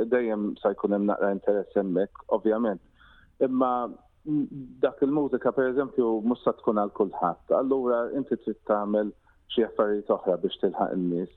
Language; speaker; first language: Maltese; early bilingual, heritage; Maltese